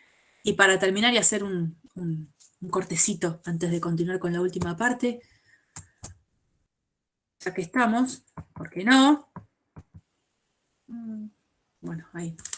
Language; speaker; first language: Spanish; native; Spanish